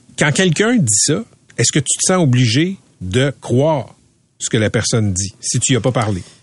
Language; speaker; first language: French; native; French